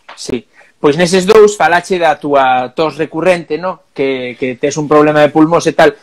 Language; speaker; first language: Galician; non-native, local second language; Spanish